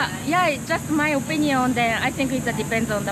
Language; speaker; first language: English; non-native, learner; Japanese